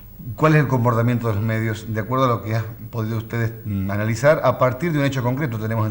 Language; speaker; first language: Spanish; native; Spanish